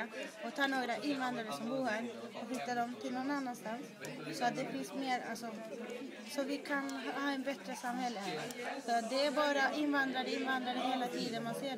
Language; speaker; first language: Swedish; non-native, fluent; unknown